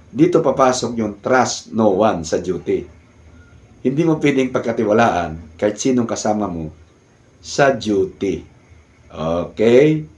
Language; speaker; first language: Filipino; non-native, local second language; Cebuano